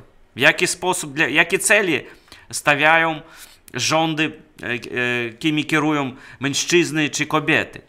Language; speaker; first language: Polish; non-native, fluent; Russian